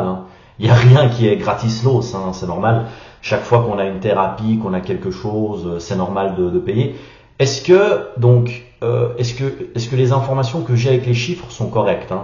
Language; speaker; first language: French; native; French